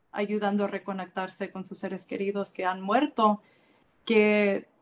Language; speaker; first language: Spanish; early bilingual, heritage; Spanish